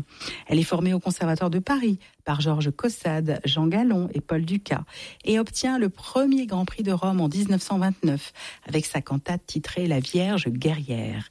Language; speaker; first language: French; native; French